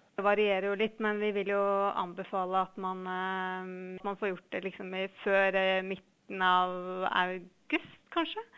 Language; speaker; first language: Norwegian; native; Norwegian